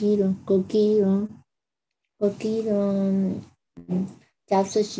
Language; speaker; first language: Korean; non-native, learner; Burmese